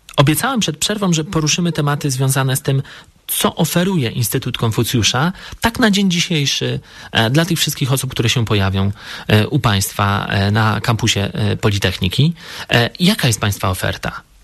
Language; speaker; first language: Polish; native; Polish